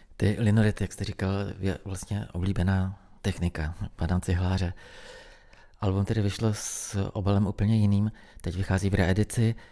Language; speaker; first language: Czech; native; Czech